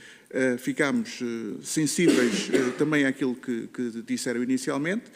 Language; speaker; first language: Portuguese; native; Portuguese